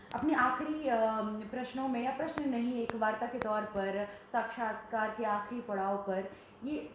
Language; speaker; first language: Hindi; native; Hindi